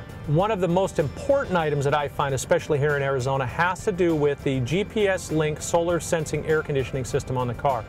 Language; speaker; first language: English; native; English